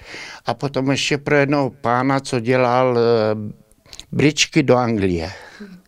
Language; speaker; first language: Czech; early bilingual, heritage; Czech